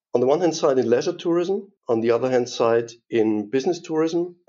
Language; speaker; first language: English; non-native, fluent; German